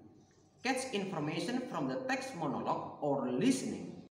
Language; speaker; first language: English; non-native, learner; Indonesian